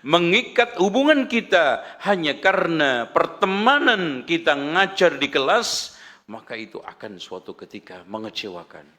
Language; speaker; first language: Indonesian; native; Indonesian